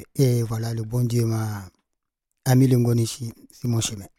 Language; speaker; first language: French; non-native, local second language; Fula